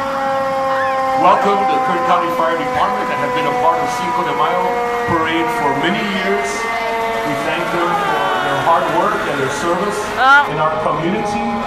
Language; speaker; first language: English; early bilingual, other home language; Spanish